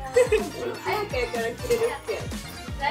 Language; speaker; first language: Japanese; native; Japanese